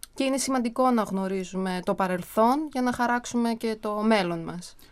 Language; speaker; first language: Greek; early bilingual, other home language; Armenian